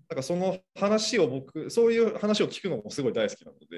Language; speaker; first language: Japanese; native; Japanese